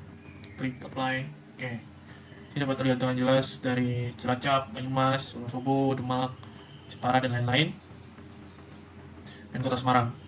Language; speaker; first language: Indonesian; native; Indonesian